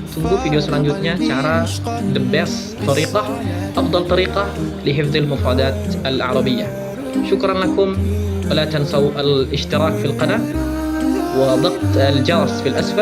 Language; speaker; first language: Arabic; non-native, fluent; Indonesian